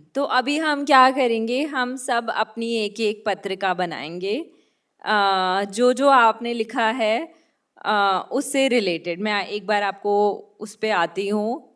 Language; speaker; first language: Hindi; native; Hindi